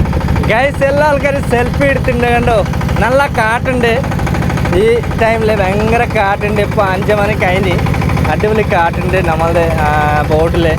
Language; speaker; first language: Malayalam; non-native, learner; Bangla